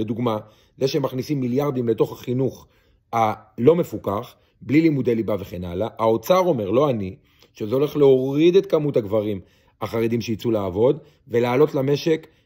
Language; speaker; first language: Hebrew; native; Hebrew